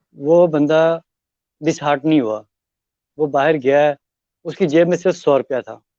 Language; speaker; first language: Urdu; non-native, local second language; Punjabi